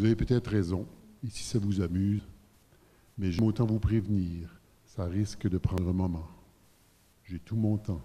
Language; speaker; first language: French; native; French